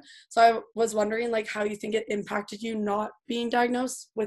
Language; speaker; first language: English; native; English